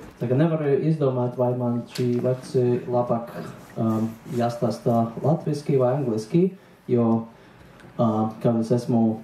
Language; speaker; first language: Latvian; non-native, local second language; Russian